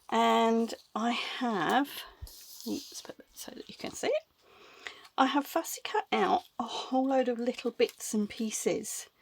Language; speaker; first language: English; native; English